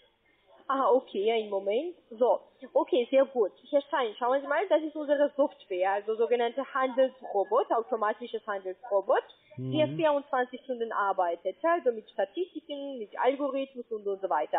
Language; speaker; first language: German; non-native, learner; Spanish